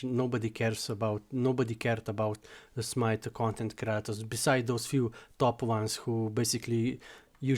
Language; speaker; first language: English; non-native, fluent; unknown